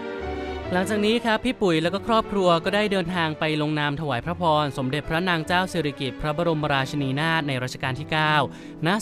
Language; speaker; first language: Thai; native; Thai